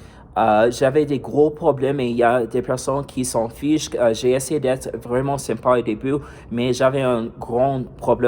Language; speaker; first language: French; non-native, fluent; English